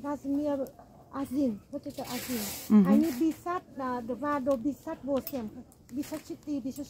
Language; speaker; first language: Russian; non-native, learner; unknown